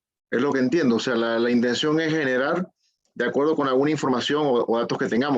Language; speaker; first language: Spanish; native; Spanish